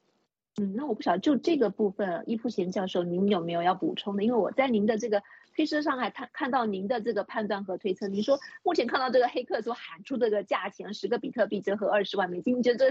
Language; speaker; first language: Chinese; native; Chinese